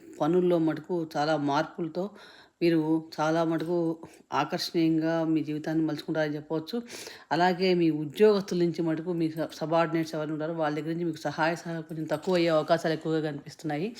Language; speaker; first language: Telugu; native; Telugu